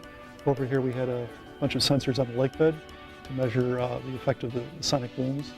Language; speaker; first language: English; native; English